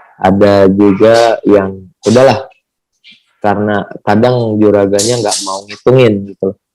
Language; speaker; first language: Indonesian; native; Indonesian